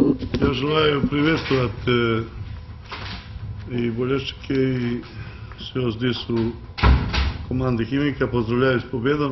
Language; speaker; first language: Russian; non-native, learner; Serbian